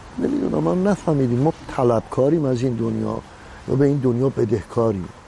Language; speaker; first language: Persian; native; Persian